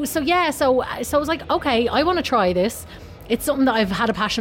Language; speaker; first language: English; native; English